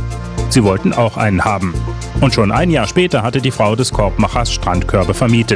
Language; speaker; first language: German; native; German